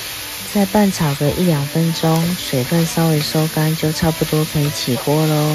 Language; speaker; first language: Chinese; native; Chinese